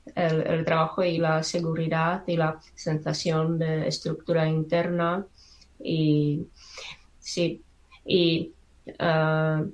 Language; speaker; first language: Spanish; non-native, fluent; Czech